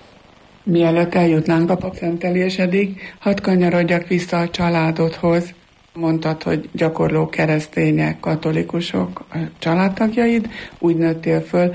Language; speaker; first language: Hungarian; native; Hungarian